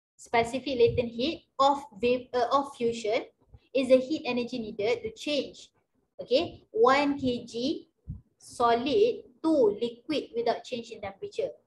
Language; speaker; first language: English; non-native, local second language; Malay